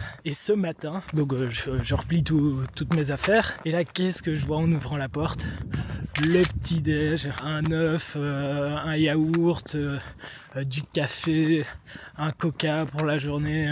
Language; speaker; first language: French; native; French